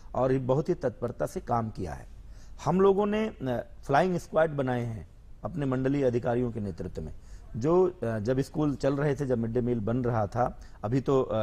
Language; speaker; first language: Hindi; native; Hindi